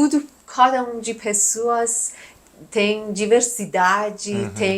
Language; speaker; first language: Portuguese; non-native, learner; Persian